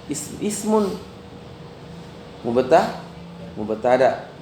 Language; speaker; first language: Arabic; non-native, fluent; Indonesian